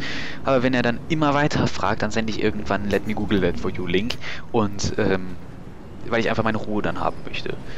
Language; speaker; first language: German; native; German